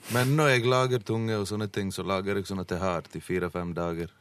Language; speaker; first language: Norwegian; early bilingual, other home language; Bosnian